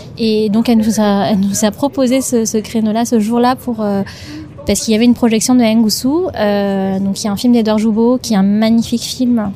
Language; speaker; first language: French; native; French